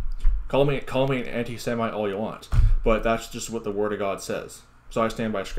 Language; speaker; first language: English; native; English